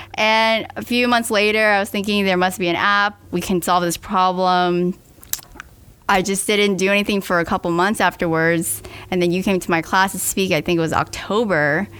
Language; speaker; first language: English; native; English